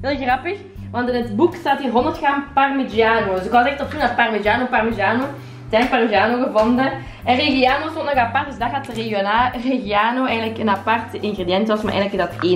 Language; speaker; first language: Dutch; native; Dutch